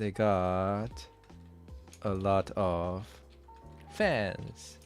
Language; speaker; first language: English; non-native, fluent; Min Nan Chinese